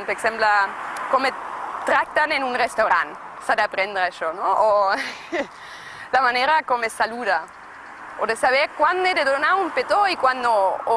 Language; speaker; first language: Catalan; non-native, fluent; German